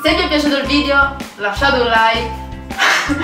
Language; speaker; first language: Italian; native; Italian